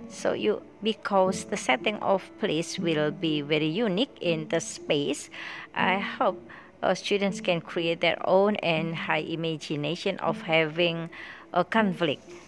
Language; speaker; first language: English; non-native, fluent; Indonesian